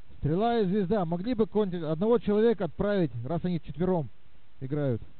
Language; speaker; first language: Russian; native; Russian